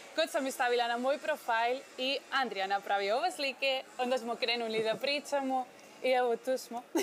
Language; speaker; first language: Serbian; non-native, learner; Spanish